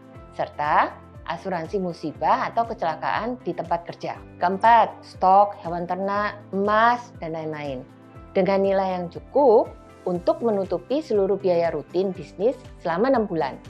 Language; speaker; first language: Indonesian; native; Indonesian